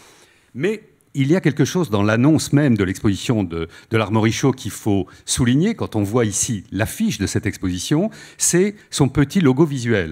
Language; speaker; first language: French; native; French